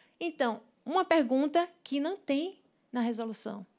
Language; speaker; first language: Portuguese; native; Portuguese